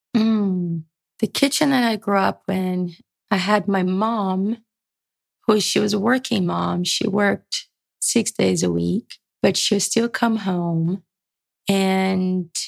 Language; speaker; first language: English; early bilingual, other home language; Portuguese